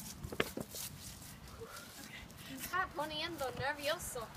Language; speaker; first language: Spanish; non-native, learner; English